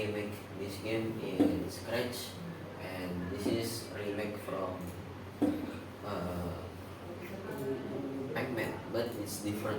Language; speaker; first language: English; non-native, learner; Indonesian